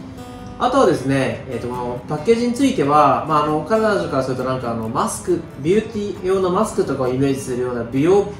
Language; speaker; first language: Japanese; native; Japanese